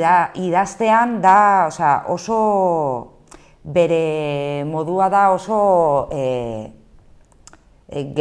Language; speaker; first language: Basque; non-native, local second language; Spanish